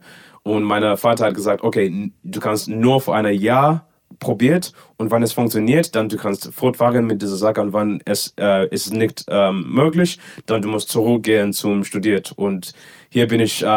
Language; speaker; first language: German; non-native, learner; English